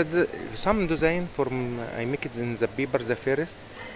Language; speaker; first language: English; non-native, learner; Arabic